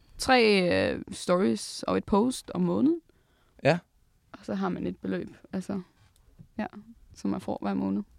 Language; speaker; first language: Danish; non-native, local second language; Faroese